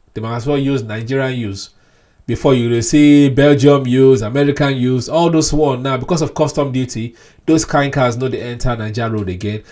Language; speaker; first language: Nigerian Pidgin; non-native, local second language; Yoruba